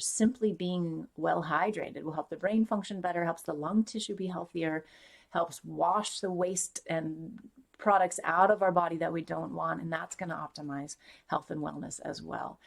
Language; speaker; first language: English; native; English